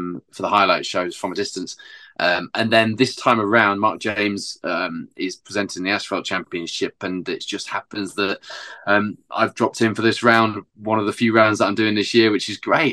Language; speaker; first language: English; native; English